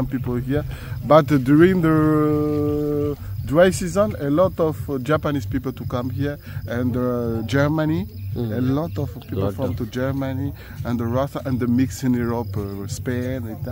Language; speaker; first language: English; non-native, learner; Malagasy